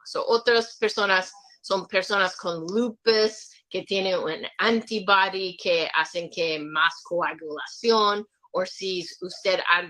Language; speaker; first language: Spanish; non-native, learner; English